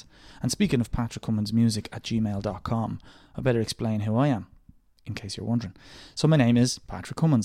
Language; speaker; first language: English; native; English